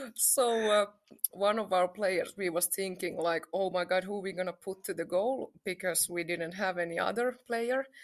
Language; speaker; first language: English; non-native, fluent; Finnish